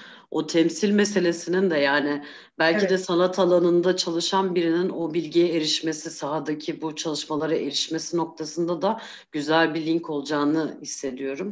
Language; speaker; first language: Turkish; native; Turkish